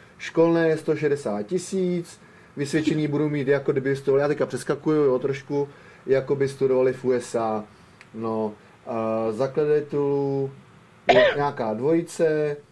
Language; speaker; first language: Czech; native; Czech